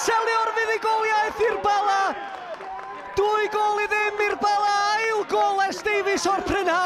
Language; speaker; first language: Welsh; native; Welsh